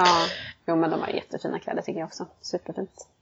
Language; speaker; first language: Swedish; native; Swedish